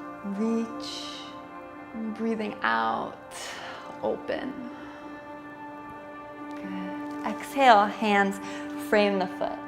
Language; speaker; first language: English; native; English